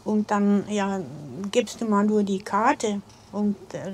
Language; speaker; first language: German; non-native, learner; Dutch